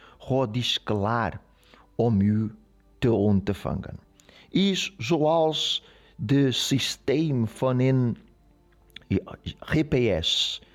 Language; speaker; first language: Dutch; non-native, learner; Portuguese